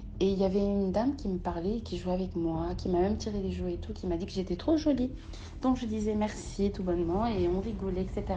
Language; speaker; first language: French; early bilingual, other home language; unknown